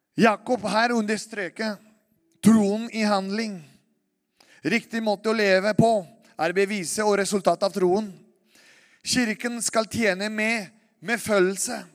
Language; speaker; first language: Norwegian; non-native, fluent; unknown